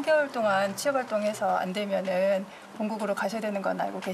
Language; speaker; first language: Korean; native; Korean